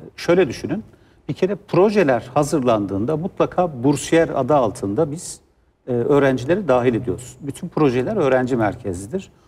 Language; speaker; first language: Turkish; native; Turkish